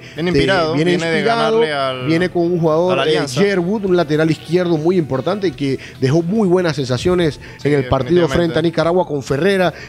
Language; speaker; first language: Spanish; native; Spanish